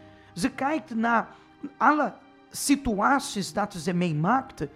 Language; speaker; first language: Dutch; non-native, fluent; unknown